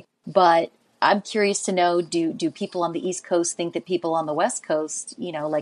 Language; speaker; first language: English; native; English